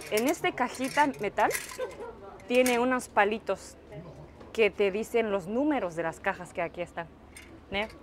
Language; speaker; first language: Spanish; non-native, fluent; Japanese